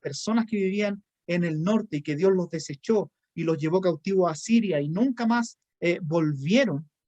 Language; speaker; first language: Spanish; native; Spanish